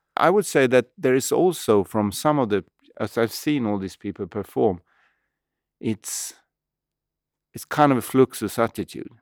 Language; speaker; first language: English; non-native, fluent; Swedish